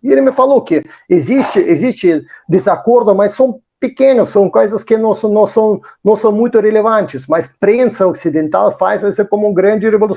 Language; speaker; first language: Portuguese; non-native, fluent; Russian